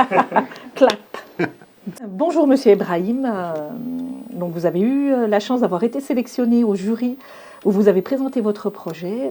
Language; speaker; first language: French; native; French